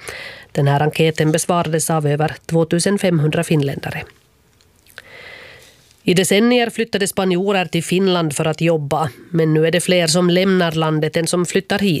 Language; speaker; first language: Swedish; native; Swedish